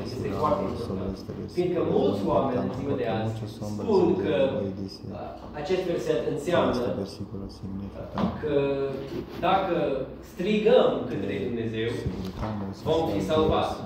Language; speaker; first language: Romanian; non-native, learner; English